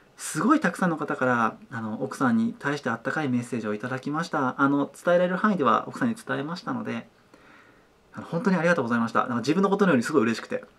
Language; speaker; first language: Japanese; native; Japanese